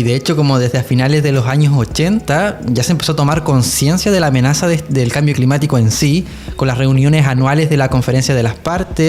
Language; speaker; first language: Spanish; native; Spanish